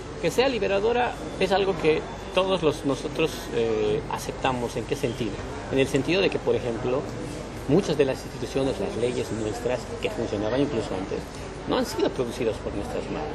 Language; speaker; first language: Spanish; native; Spanish